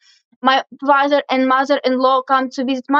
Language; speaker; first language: English; non-native, learner; Russian